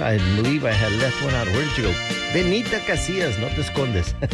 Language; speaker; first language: English; early bilingual, other home language; Spanish